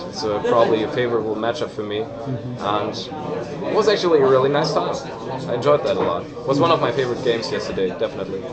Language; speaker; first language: English; non-native, fluent; German